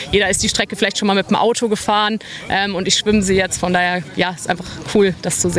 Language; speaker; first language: German; native; German